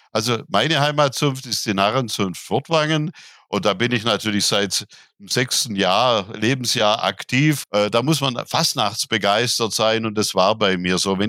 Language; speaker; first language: German; native; German